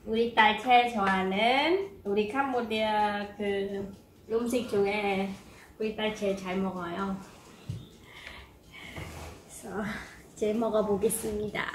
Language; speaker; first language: Korean; non-native, fluent; Khmer